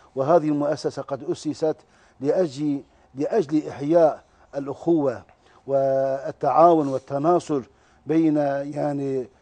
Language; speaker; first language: Arabic; non-native, fluent; Turkish